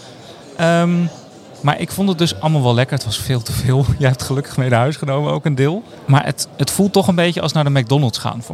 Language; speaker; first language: Dutch; native; Dutch